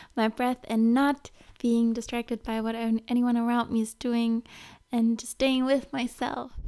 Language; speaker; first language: English; non-native, fluent; German